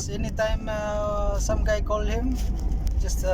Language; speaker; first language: English; non-native, learner; Filipino